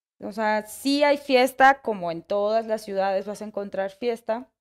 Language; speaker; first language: Spanish; native; Spanish